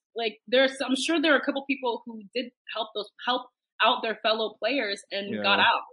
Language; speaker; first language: English; native; English